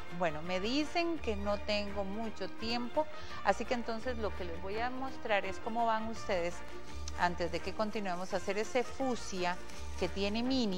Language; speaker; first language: Spanish; native; Spanish